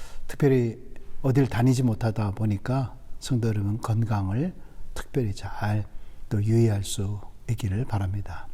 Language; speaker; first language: Korean; native; Korean